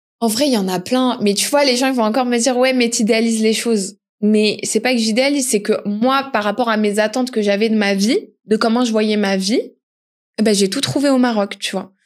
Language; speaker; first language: French; early bilingual, other home language; Arabic